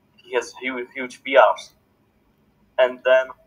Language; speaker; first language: English; non-native, fluent; Czech